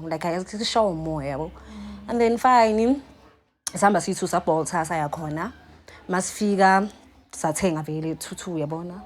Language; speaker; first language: Zulu; native; Zulu